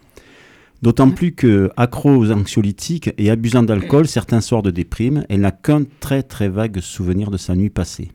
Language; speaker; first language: French; native; French